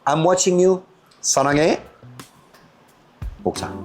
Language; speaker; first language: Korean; non-native, fluent; French